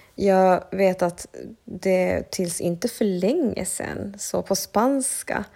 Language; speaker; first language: Swedish; early bilingual, other home language; Spanish